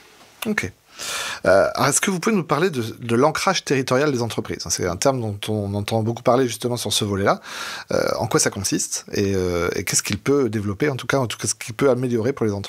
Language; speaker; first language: French; native; French